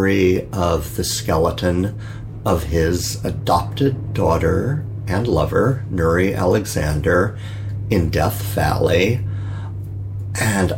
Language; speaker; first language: English; native; English